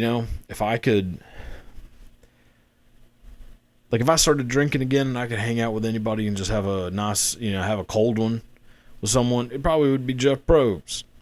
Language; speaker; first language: English; native; English